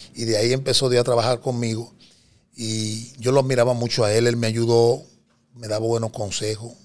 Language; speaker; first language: Spanish; native; Spanish